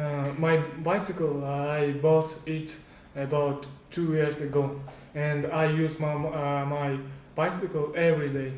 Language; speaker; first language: English; non-native, learner; Kazakh